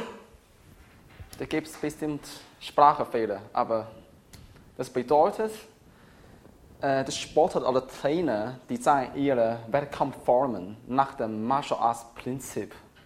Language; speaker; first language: German; non-native, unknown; Chinese